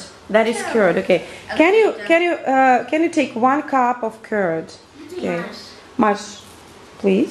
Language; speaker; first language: English; non-native, fluent; Russian